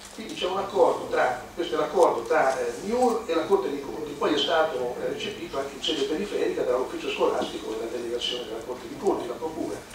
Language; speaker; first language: Italian; native; Italian